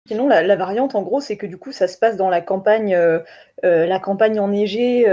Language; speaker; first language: French; native; French